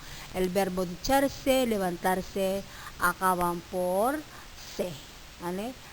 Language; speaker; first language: Spanish; non-native, fluent; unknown